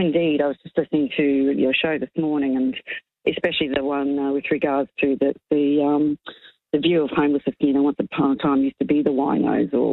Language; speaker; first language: English; native; English